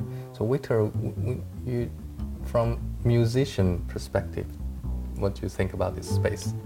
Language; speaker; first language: English; non-native, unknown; Chinese